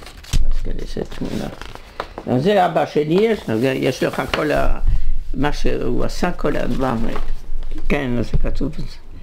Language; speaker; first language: Hebrew; non-native, fluent; French